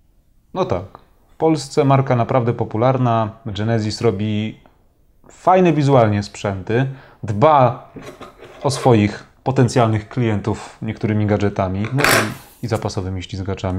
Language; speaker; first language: Polish; native; Polish